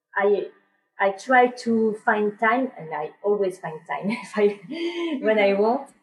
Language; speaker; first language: English; non-native, learner; French